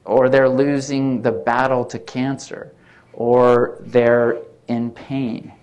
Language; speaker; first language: English; native; English